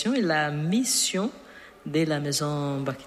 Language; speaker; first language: French; non-native, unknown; Portuguese